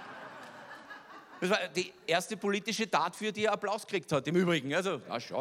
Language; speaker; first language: German; native; German